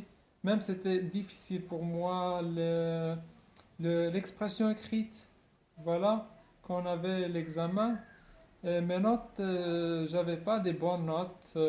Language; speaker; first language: French; non-native, local second language; Arabic